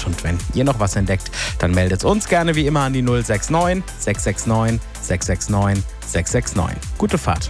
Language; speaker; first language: German; native; German